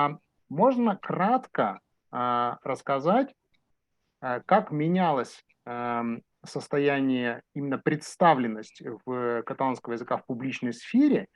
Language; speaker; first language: Russian; native; Russian